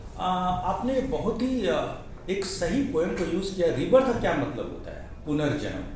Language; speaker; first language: Hindi; native; Hindi